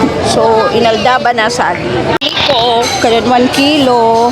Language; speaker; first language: Filipino; non-native, local second language; Waray